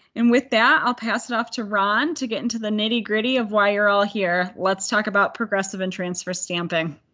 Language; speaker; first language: English; native; English